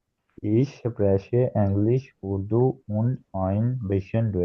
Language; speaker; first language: German; non-native, learner; Urdu